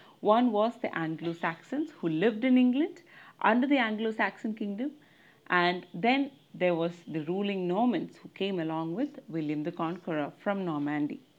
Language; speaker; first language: English; non-native, local second language; Malayalam